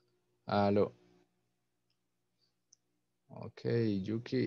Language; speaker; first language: Spanish; non-native, fluent; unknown